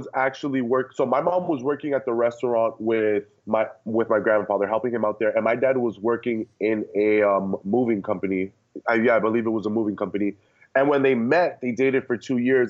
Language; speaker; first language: English; early bilingual, other home language; Spanish